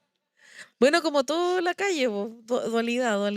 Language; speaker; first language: Spanish; native; Spanish